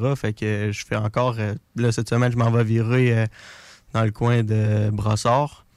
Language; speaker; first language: French; native; French